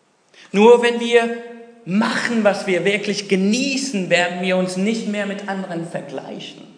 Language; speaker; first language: German; non-native, fluent; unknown